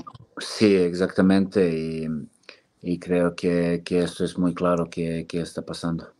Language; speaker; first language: Spanish; non-native, fluent; Serbian